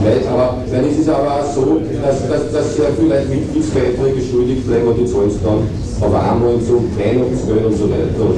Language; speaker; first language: German; native; German